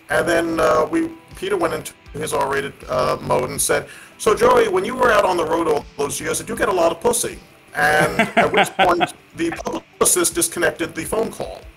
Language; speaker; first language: English; native; English